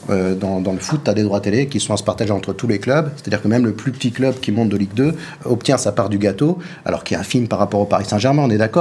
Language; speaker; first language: French; native; French